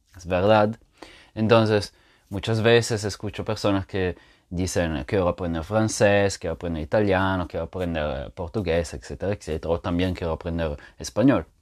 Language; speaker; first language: Spanish; non-native, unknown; French